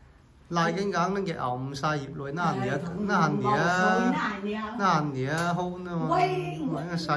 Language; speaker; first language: Chinese; native; Chinese